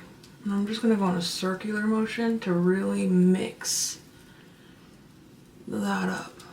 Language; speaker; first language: English; native; English